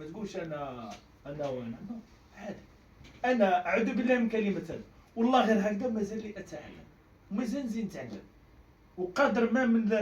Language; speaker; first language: Arabic; native; Arabic